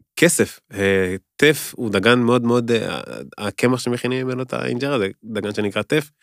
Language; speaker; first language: Hebrew; native; Hebrew